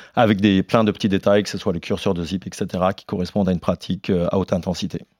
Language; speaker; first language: French; non-native, fluent; English